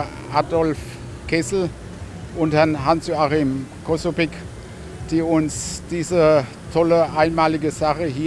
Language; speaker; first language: German; native; German